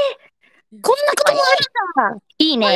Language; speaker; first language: Japanese; non-native, learner; Indonesian